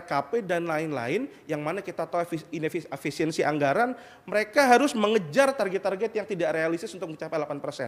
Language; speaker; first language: Indonesian; native; Indonesian